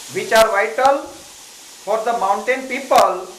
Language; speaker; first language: English; non-native, local second language; Gujarati